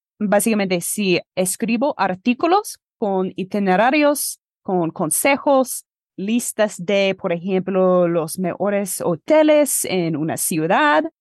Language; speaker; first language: Spanish; non-native, fluent; English